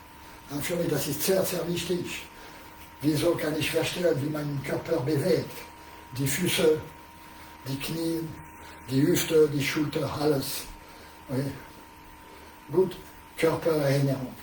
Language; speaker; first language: German; non-native, learner; French